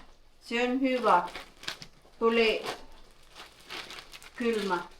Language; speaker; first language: Finnish; non-native, learner; Filipino